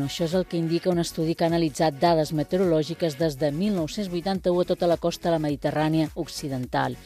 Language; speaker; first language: Catalan; native; Catalan